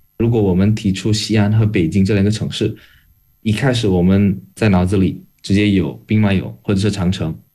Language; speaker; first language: Chinese; non-native, fluent; Indonesian